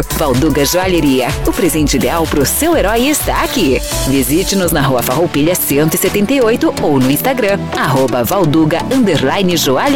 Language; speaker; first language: Portuguese; native; Portuguese